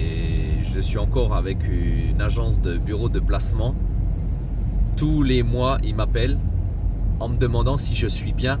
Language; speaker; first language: French; native; French